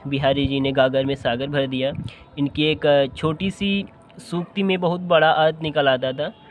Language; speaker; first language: Hindi; native; Hindi